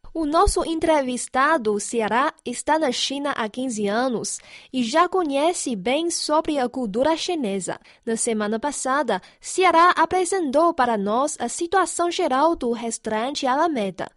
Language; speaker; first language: Portuguese; non-native, fluent; Chinese